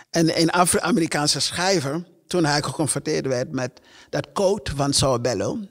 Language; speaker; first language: Dutch; non-native, fluent; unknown